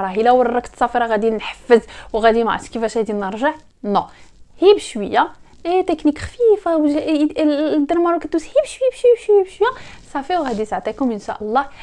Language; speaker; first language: Arabic; native; Arabic